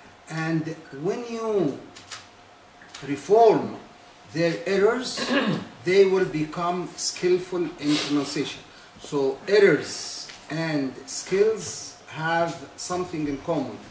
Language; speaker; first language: English; non-native, fluent; Arabic